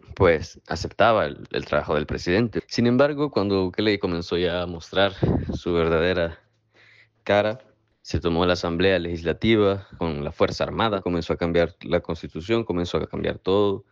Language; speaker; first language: Spanish; native; Spanish